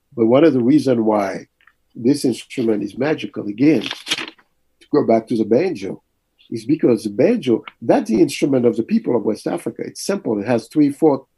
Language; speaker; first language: English; early bilingual, other home language; French